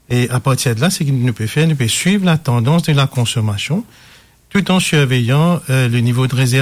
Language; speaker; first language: French; non-native, local second language; Morisyen